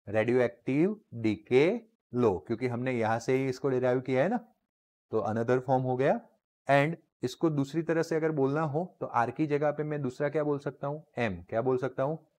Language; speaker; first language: Hindi; non-native, local second language; Gujarati